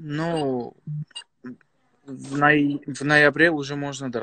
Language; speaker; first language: Russian; non-native, fluent; Persian